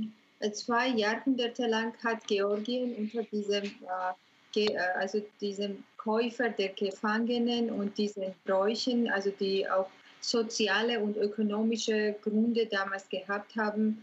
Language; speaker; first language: German; non-native, fluent; Georgian